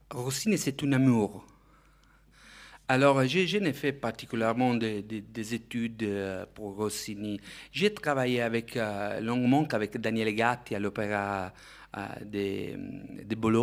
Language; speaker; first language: French; non-native, fluent; Italian